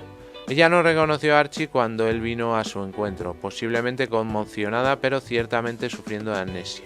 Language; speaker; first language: Spanish; native; Spanish